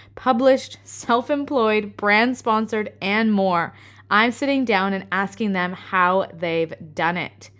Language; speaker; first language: English; native; English